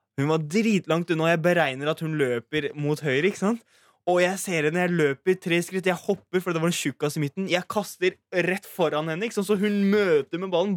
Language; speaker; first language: Norwegian; early bilingual, other home language; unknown